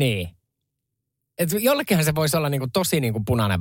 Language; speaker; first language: Finnish; native; Finnish